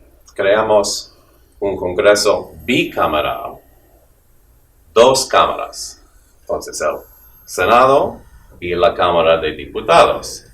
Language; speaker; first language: Spanish; non-native, fluent; English